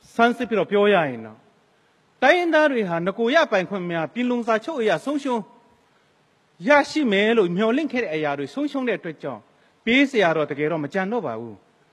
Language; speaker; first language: Burmese; non-native, local second language; Hakha Chin